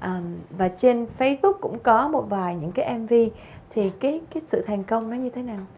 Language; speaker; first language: Vietnamese; native; Vietnamese